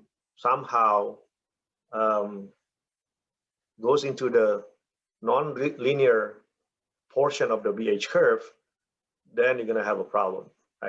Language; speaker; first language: English; non-native, fluent; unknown